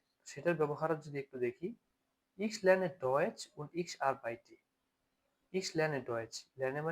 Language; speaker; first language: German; non-native, fluent; Bangla